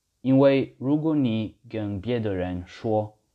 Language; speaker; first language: Chinese; non-native, learner; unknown